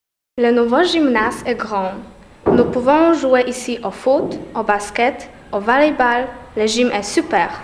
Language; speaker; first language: French; non-native, learner; Polish